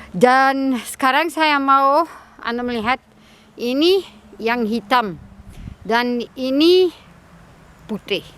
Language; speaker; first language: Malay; non-native, fluent; Dutch